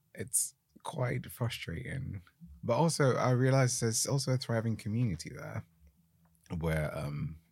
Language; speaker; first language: English; non-native, local second language; Akan